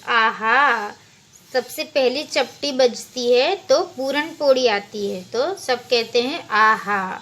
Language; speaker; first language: Hindi; non-native, local second language; Gujarati